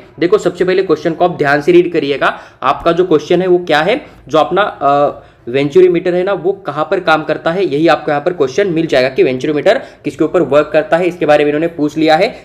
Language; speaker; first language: Hindi; non-native, local second language; Marathi